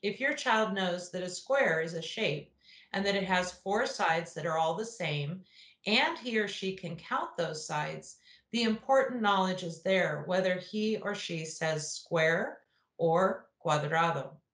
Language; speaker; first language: English; native; English